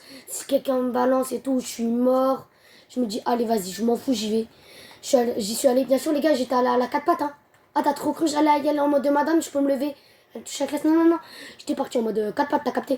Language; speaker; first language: French; native; French